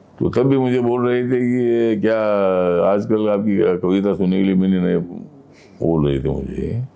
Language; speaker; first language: Hindi; non-native, local second language; Marathi